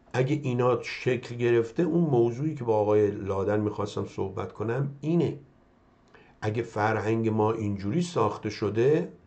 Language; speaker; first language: Persian; native; Persian